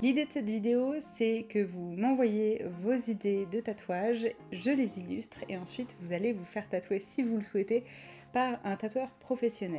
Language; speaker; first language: French; native; French